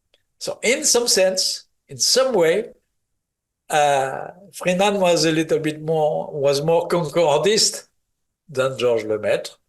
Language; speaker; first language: English; non-native, fluent; French